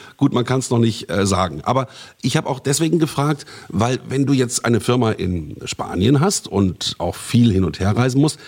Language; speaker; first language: German; native; German